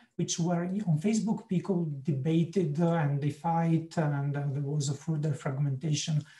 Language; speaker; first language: English; non-native, fluent; Italian